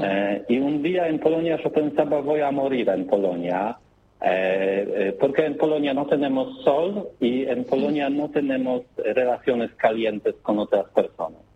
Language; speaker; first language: Spanish; non-native, learner; Polish